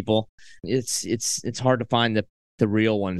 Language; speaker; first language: English; native; English